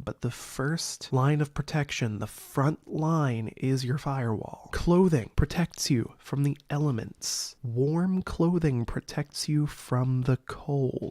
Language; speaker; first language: English; native; English